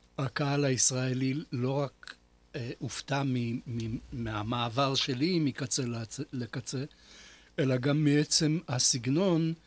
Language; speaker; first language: Hebrew; non-native, fluent; Polish